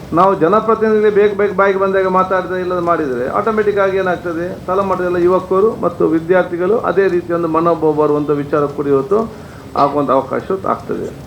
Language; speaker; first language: Kannada; non-native, local second language; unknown